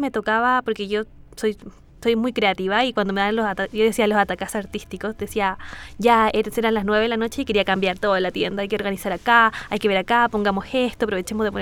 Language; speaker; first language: Spanish; native; Spanish